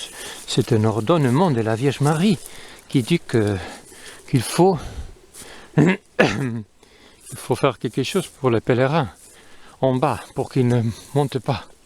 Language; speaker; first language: French; non-native, fluent; Spanish